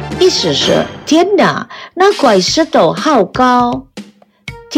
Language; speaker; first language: Chinese; early bilingual, heritage; Chinese